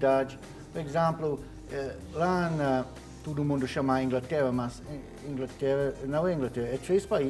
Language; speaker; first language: Portuguese; non-native, fluent; English